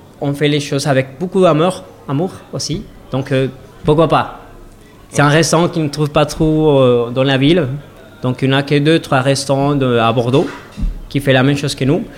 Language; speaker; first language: French; non-native, learner; Spanish